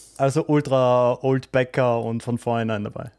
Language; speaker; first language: German; native; German